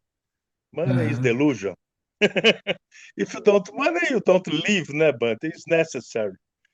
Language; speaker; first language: English; non-native, learner; Portuguese